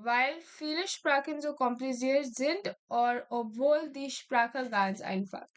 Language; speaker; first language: German; non-native, learner; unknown